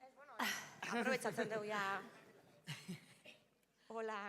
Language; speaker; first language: Basque; native; Basque